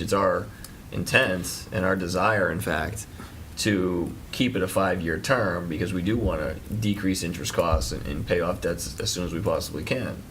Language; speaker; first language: English; native; English